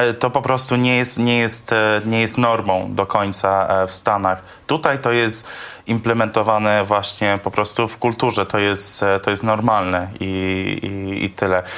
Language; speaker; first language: Polish; early bilingual, heritage; English